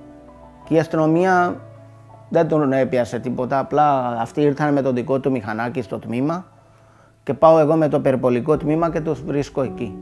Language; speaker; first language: Greek; non-native, fluent; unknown